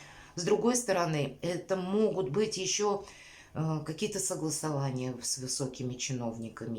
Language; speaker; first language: Russian; native; Russian